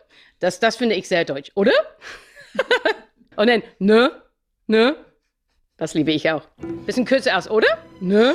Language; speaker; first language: German; non-native, fluent; English